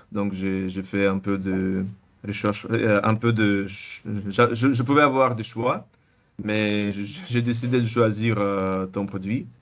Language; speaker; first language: French; non-native, fluent; Russian